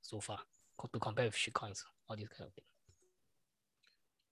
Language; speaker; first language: English; non-native, local second language; Chinese